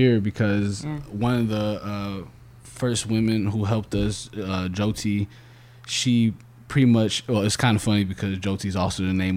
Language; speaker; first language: English; native; English